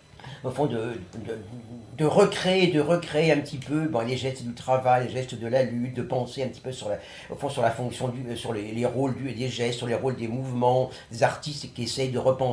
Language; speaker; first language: French; native; French